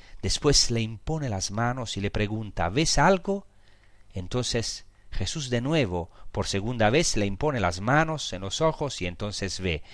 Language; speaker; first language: Spanish; non-native, fluent; Italian